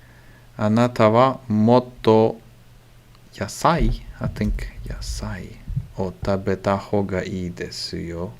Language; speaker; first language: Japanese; non-native, learner; English